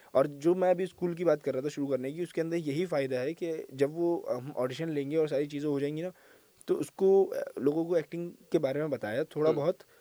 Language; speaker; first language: Urdu; native; Urdu